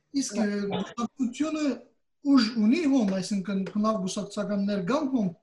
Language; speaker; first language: Armenian; early bilingual, heritage; Armenian